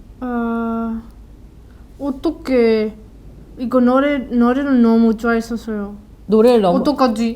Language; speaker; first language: Korean; non-native, learner; Spanish